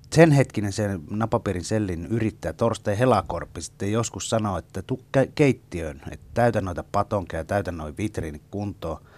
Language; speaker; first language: Finnish; native; Finnish